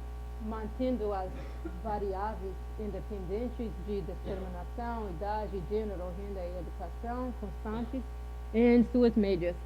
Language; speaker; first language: Portuguese; non-native, fluent; English